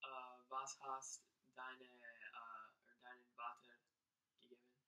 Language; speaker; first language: German; non-native, learner; English